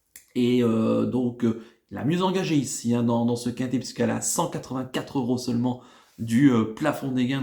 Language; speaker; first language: French; native; French